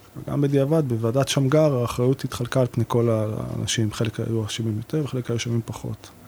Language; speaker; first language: Hebrew; native; Hebrew